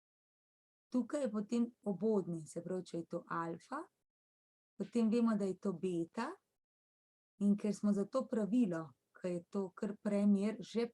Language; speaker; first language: Slovenian; native; Slovenian